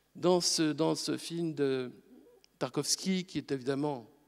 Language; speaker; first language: French; native; French